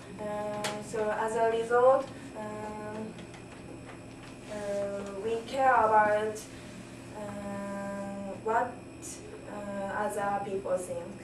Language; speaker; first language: English; non-native, learner; Japanese